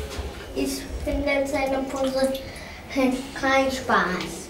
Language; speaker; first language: German; early bilingual, heritage; German